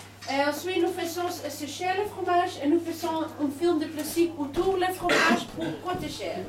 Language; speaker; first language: French; non-native, learner; Dutch